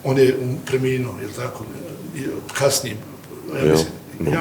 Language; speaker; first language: Bosnian; native; Bosnian